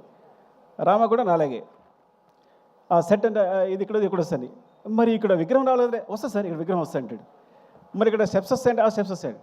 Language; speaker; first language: Telugu; native; Telugu